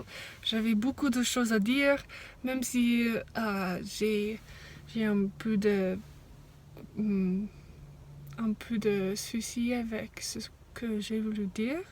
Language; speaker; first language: French; non-native, fluent; English